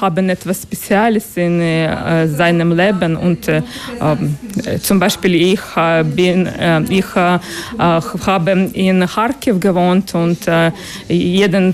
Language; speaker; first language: German; non-native, learner; Ukrainian